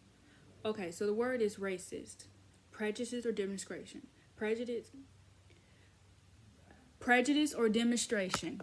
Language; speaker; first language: English; native; English